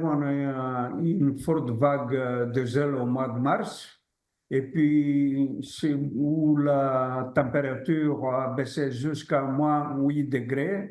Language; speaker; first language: French; non-native, fluent; Greek